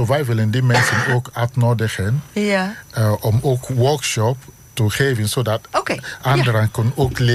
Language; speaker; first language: Dutch; non-native, learner; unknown